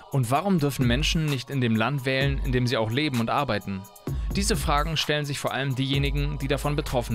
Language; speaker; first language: German; native; German